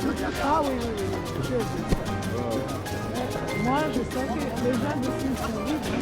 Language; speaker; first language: French; non-native, local second language; Kinyarwanda